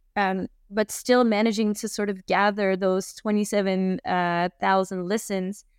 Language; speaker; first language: English; non-native, fluent; Dutch